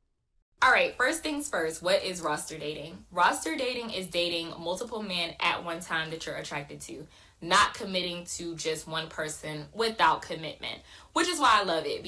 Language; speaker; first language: English; native; English